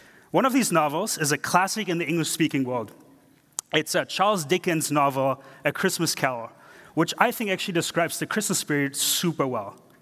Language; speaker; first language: English; non-native, fluent; German